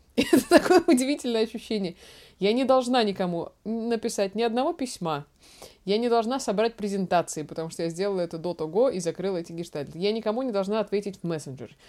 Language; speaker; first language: Russian; native; Russian